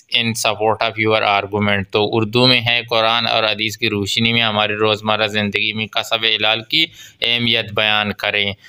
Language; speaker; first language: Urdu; non-native, local second language; Baluchi